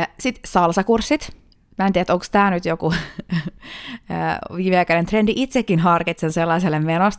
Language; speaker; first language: Finnish; early bilingual, heritage; Finnish